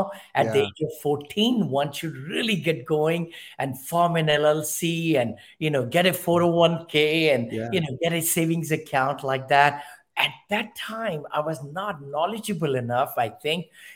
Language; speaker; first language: English; non-native, local second language; Hindi